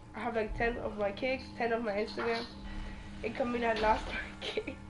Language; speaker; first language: English; early bilingual, other home language; Spanish